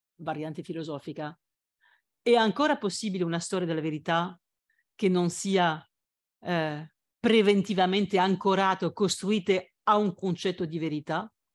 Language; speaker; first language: Italian; non-native, fluent; French